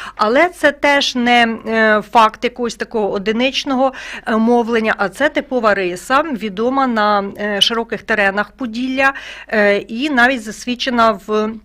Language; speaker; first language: Ukrainian; native; Ukrainian